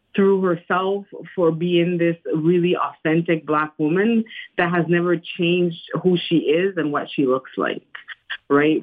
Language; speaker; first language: English; non-native, fluent; Spanish